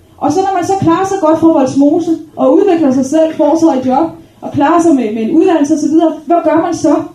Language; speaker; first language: Danish; early bilingual, other home language; Arabic